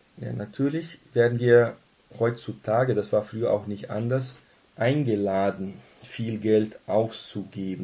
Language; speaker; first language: German; non-native, fluent; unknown